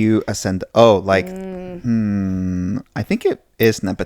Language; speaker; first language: English; native; English